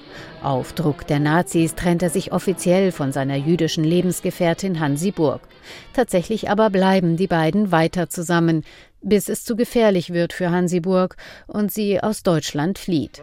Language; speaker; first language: German; native; German